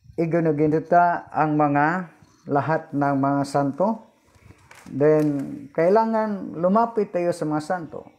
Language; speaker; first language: Filipino; non-native, local second language; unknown